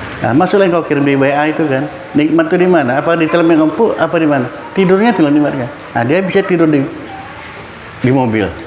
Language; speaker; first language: Indonesian; non-native, local second language; Minangkabau